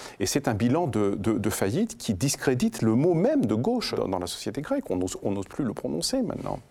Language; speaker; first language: French; non-native, fluent; Greek